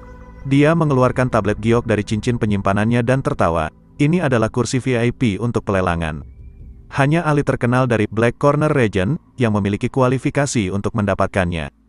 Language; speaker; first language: Indonesian; native; Indonesian